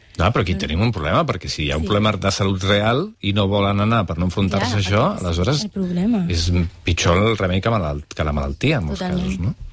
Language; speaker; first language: Catalan; native; Catalan